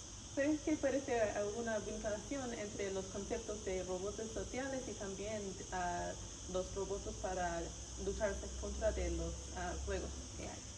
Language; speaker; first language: Spanish; non-native, learner; English